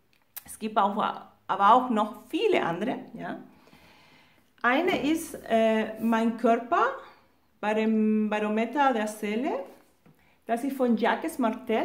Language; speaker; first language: German; non-native, fluent; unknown